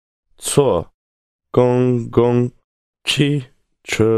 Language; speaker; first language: Chinese; non-native, learner; English